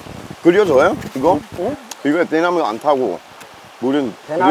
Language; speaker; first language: Korean; native; Korean